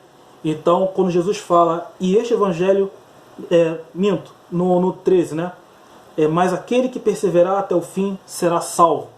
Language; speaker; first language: Portuguese; native; Portuguese